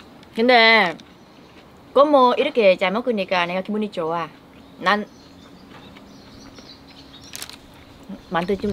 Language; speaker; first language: Korean; non-native, learner; Vietnamese